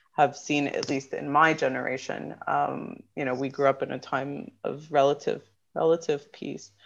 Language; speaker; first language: English; native; English